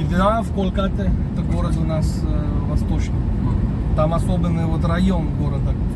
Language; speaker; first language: Russian; non-native, fluent; Hindi